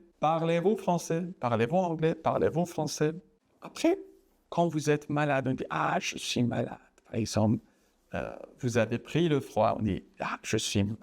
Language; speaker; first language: French; non-native, fluent; Persian